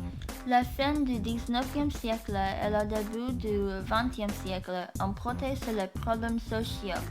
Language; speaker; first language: French; non-native, learner; English